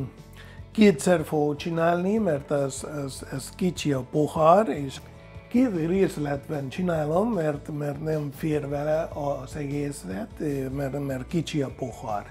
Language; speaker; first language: Hungarian; non-native, fluent; Spanish